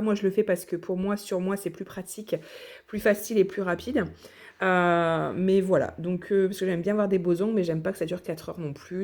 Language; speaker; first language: French; native; French